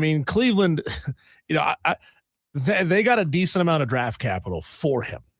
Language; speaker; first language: English; native; English